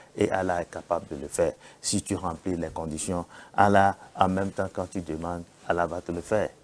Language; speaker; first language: French; non-native, local second language; Yoruba